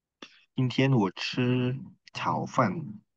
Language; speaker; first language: Chinese; non-native, fluent; Indonesian